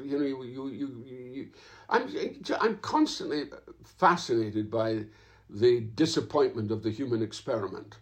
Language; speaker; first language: English; native; English